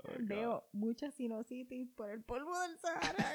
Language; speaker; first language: Spanish; early bilingual, heritage; Spanish